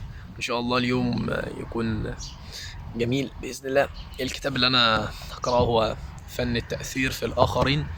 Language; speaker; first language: Arabic; native; Arabic